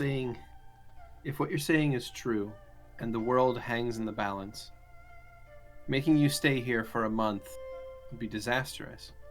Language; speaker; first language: English; native; English